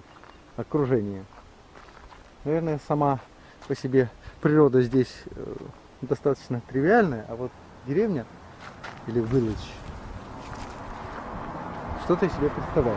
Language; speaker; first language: Russian; native; Russian